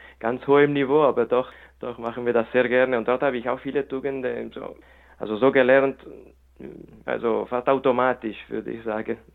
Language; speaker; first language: German; non-native, local second language; Italian